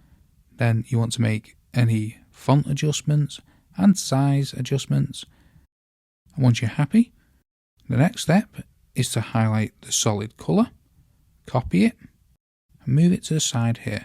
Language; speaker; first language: English; native; English